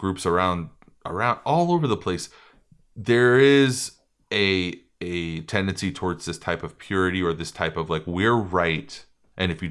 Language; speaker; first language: English; native; English